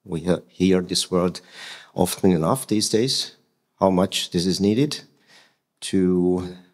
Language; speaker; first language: English; non-native, fluent; Hungarian